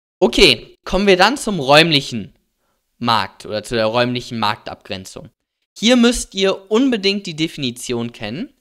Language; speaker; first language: German; native; German